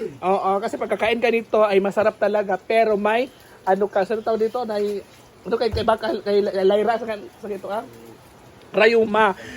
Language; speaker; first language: Filipino; non-native, local second language; Cebuano